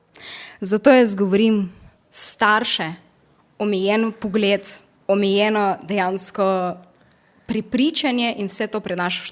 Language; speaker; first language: Slovenian; non-native, fluent; Russian